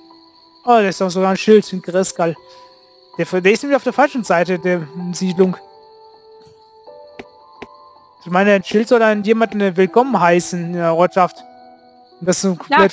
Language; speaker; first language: German; native; German